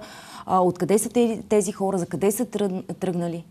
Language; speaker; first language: Bulgarian; native; Bulgarian